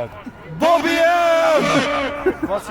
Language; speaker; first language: English; non-native, fluent; Albanian